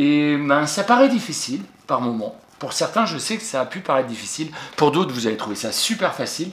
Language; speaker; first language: French; native; French